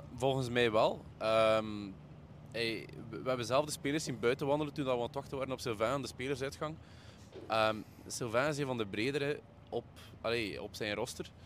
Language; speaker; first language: Dutch; native; Dutch